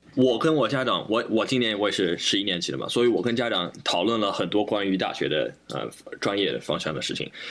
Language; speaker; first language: Chinese; early bilingual, heritage; Chinese